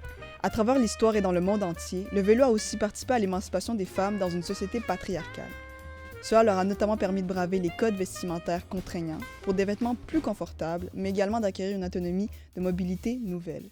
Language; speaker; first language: French; native; French